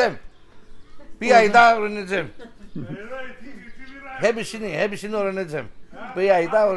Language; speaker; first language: Turkish; early bilingual, heritage; Greek